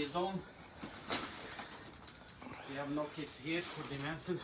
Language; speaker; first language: Dutch; non-native, learner; Arabic